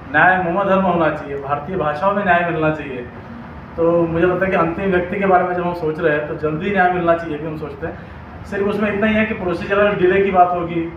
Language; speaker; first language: Hindi; non-native, local second language; Marathi